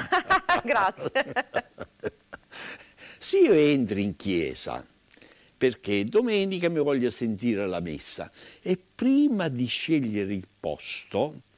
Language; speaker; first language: Italian; native; Italian